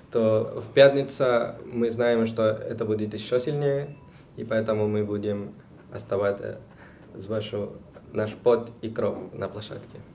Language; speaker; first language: Russian; non-native, fluent; Spanish